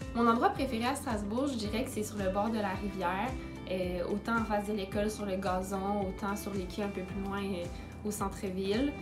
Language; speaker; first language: French; native; French